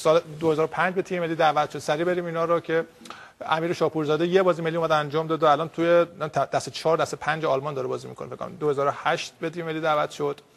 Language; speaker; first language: Persian; native; Persian